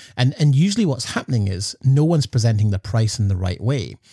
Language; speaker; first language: English; native; English